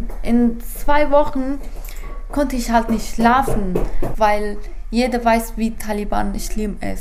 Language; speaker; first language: German; non-native, fluent; Persian